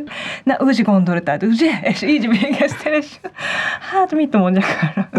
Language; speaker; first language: Hungarian; non-native, fluent; Japanese